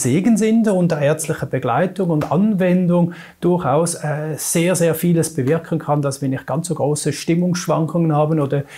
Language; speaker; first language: German; native; German